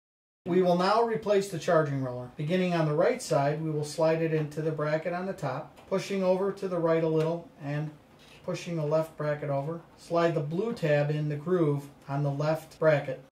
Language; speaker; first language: English; native; English